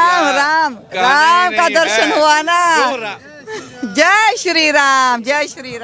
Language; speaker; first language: Hindi; early bilingual, heritage; Caribbean Hindustani